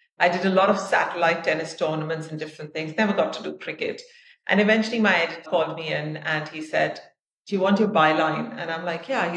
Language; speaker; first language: English; non-native, local second language; Hindi